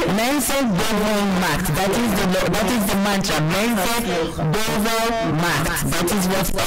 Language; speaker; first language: Dutch; non-native, learner; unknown